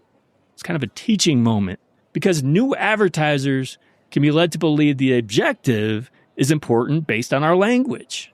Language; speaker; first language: English; native; English